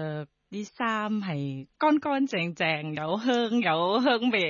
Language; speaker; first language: Cantonese; non-native, learner; Thai